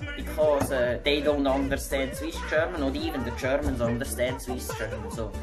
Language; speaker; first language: English; non-native, learner; Swiss German